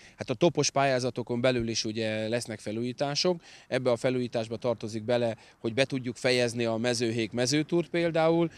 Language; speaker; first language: Hungarian; native; Hungarian